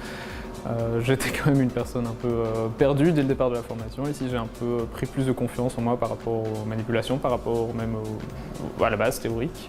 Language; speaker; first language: French; native; French